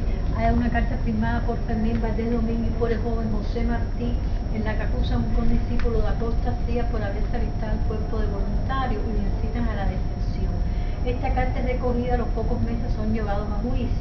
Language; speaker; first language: Spanish; native; Spanish